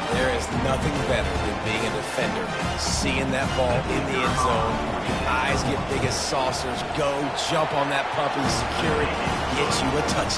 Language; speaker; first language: English; native; English